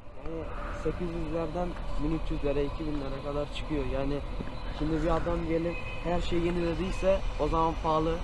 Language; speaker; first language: Turkish; early bilingual, heritage; Turkish